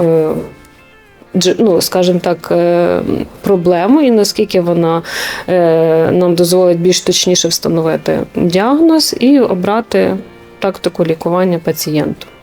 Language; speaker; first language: Ukrainian; native; Ukrainian